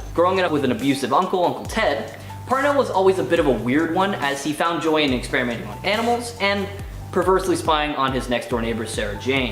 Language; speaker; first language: English; native; English